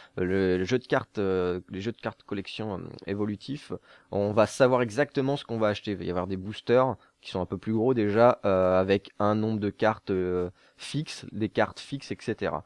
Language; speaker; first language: French; native; French